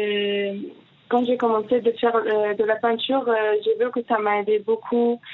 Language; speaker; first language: French; non-native, fluent; Persian